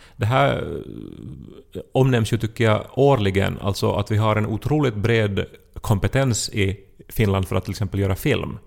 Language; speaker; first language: Swedish; native; Swedish